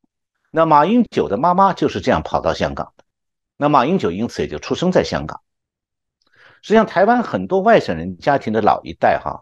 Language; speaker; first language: Chinese; native; Chinese